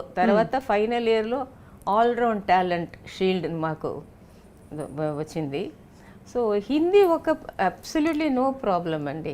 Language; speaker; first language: Telugu; non-native, fluent; Tamil